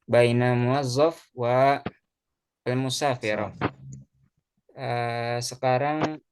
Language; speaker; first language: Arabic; non-native, fluent; Indonesian